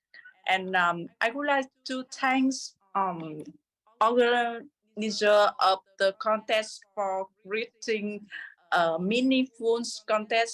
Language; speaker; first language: English; non-native, learner; Vietnamese